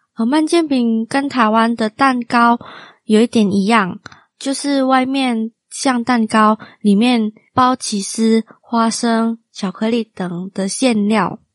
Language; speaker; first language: Chinese; non-native, fluent; Min Nan Chinese